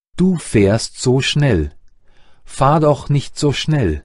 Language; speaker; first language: German; native; German